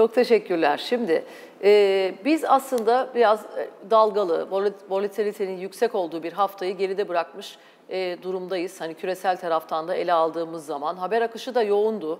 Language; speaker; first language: Turkish; native; Turkish